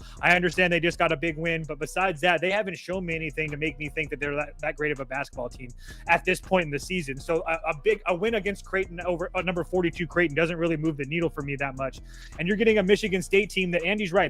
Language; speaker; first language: English; native; English